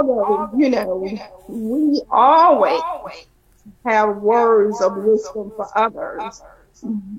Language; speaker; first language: English; native; English